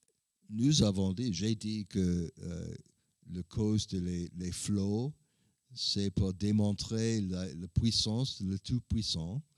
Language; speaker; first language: French; non-native, learner; English